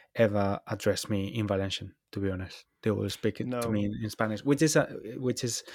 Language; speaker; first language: English; non-native, fluent; Spanish